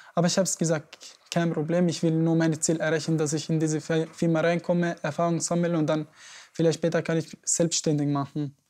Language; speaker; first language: German; non-native, learner; Arabic